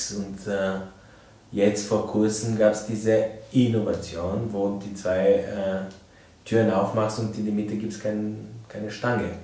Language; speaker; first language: German; non-native, fluent; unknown